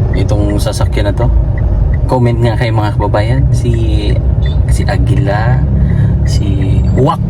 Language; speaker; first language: Filipino; non-native, local second language; Cebuano